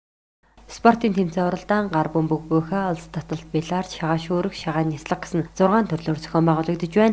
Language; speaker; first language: Mongolian; native; Mongolian